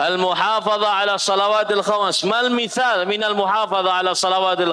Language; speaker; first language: Arabic; non-native, fluent; Indonesian